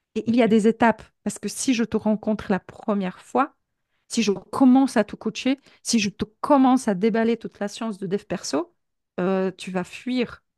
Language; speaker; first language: French; non-native, fluent; Polish